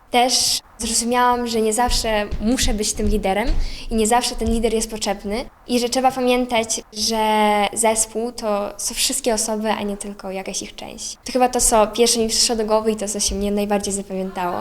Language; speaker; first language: Polish; non-native, fluent; Ukrainian